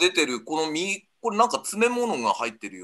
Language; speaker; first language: Japanese; native; Japanese